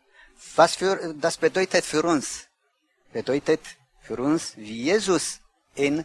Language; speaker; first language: German; non-native, learner; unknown